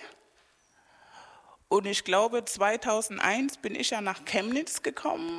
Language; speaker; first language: German; non-native, fluent; Spanish